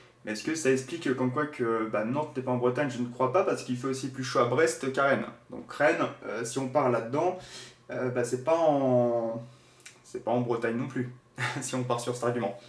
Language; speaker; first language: French; native; French